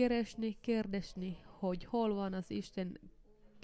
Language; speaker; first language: Hungarian; non-native, fluent; Finnish